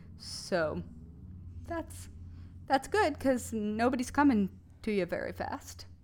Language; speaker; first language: English; native; English